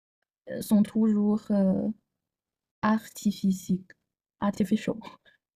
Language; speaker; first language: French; non-native, learner; Chinese